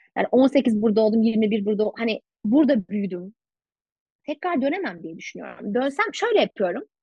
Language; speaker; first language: Turkish; native; Turkish